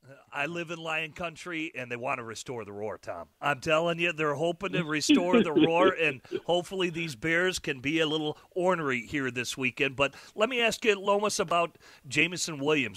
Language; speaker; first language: English; native; English